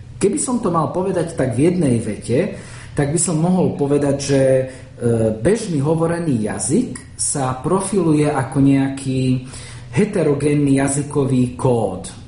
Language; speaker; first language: Slovak; native; Slovak